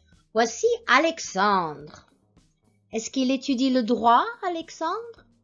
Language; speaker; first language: French; non-native, fluent; English